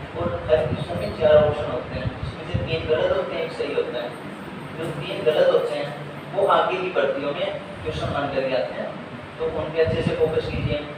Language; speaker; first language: Hindi; native; Hindi